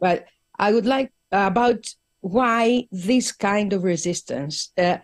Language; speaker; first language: English; non-native, fluent; Greek